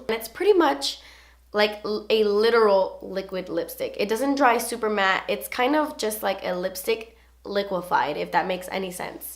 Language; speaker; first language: English; native; English